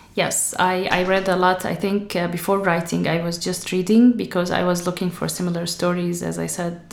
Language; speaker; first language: English; non-native, fluent; Arabic